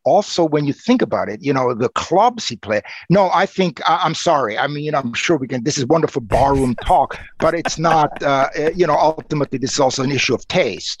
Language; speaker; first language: English; non-native, fluent; Romanian